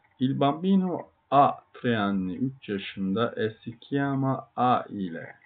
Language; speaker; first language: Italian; non-native, learner; Turkish